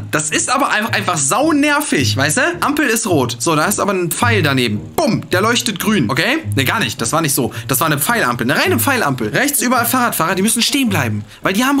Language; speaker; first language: German; native; German